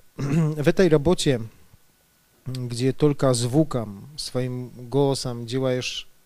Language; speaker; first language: Russian; non-native, fluent; Polish